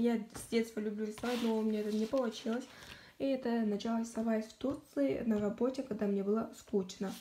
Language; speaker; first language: Russian; non-native, local second language; Kazakh